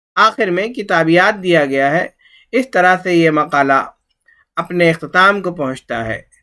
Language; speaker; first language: Urdu; native; Urdu